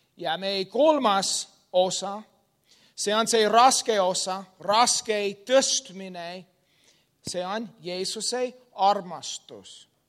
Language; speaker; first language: Estonian; non-native, learner; English